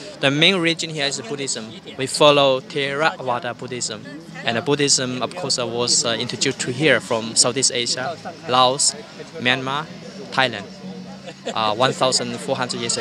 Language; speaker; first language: English; non-native, learner; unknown